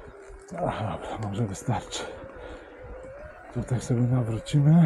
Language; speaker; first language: Polish; native; Polish